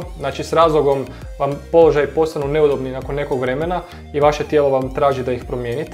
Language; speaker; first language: Croatian; native; Croatian